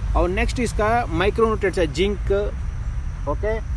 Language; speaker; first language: Hindi; non-native, local second language; Telugu